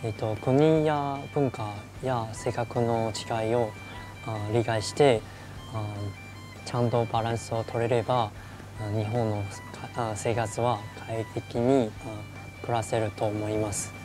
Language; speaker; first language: Japanese; non-native, fluent; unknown